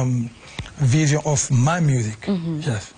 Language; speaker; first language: English; non-native, learner; Lingala